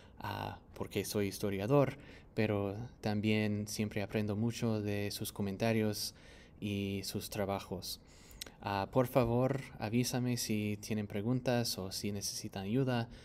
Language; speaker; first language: Spanish; non-native, fluent; English